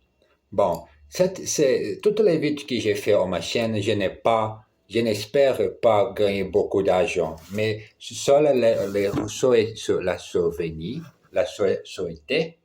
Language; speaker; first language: French; non-native, learner; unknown